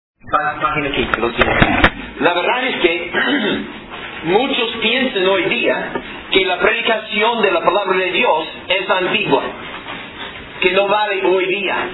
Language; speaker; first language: Spanish; non-native, fluent; English